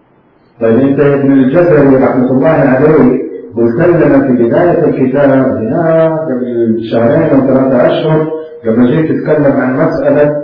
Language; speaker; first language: Arabic; native; Arabic